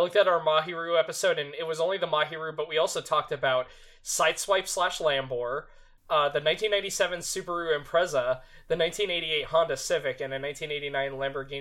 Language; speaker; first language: English; native; English